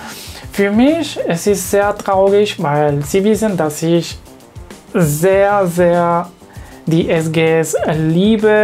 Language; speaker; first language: German; non-native, learner; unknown